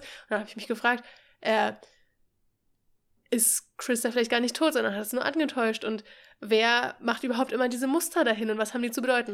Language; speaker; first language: German; native; German